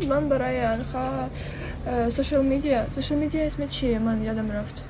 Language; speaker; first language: Persian; non-native, learner; Ukrainian